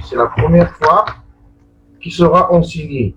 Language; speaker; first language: French; non-native, local second language; Arabic